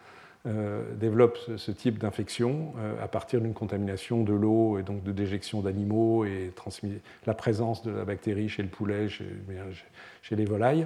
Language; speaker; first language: French; native; French